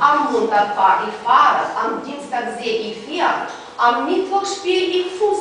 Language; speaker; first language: German; non-native, fluent; Russian